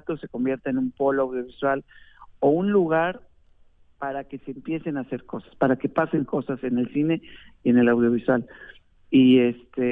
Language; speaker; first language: Spanish; native; Spanish